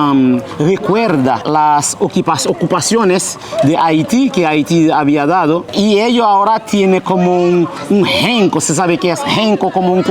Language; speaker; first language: Spanish; early bilingual, heritage; Haitian Creole